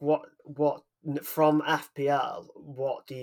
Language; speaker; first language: English; native; English